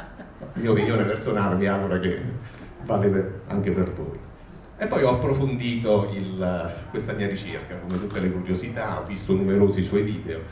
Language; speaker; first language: Italian; native; Italian